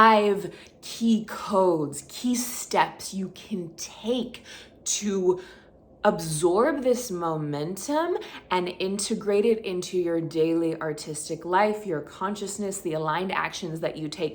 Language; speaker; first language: English; native; English